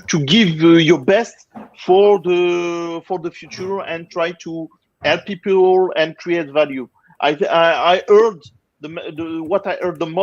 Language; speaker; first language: English; non-native, fluent; French